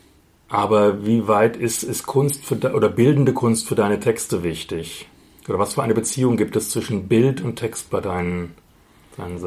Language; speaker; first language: German; native; German